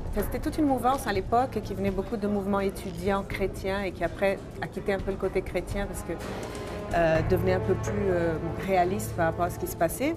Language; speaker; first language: French; non-native, fluent; Portuguese